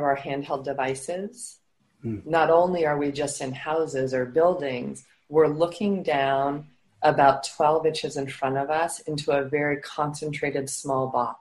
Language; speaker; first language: English; native; English